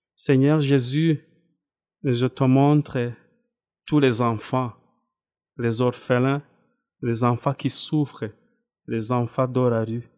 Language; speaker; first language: French; non-native, local second language; Kinyarwanda